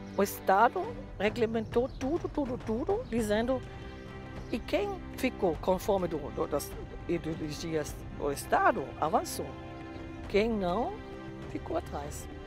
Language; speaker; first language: Portuguese; non-native, fluent; German